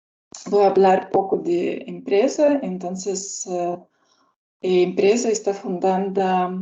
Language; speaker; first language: Spanish; non-native, learner; Lithuanian